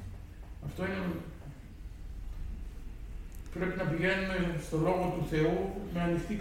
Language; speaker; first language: Greek; native; Greek